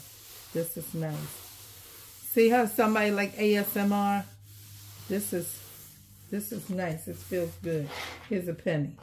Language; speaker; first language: English; native; English